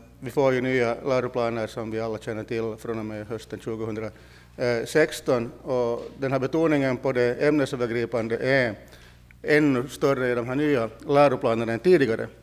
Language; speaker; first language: Swedish; native; Swedish